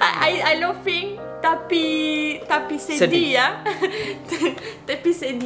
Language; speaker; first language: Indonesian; non-native, learner; English